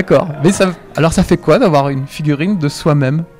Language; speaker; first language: French; native; French